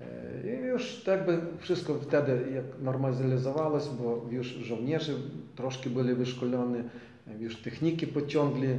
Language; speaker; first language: Polish; non-native, learner; Ukrainian